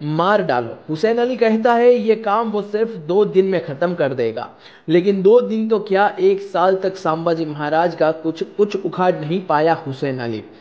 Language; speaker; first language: Hindi; non-native, local second language; Gujarati